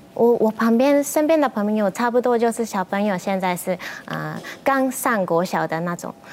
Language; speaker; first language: Chinese; non-native, fluent; Japanese